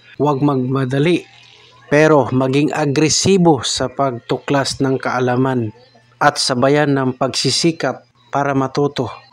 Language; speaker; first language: Filipino; non-native, local second language; Cebuano